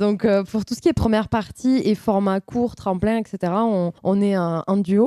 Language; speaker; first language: French; native; French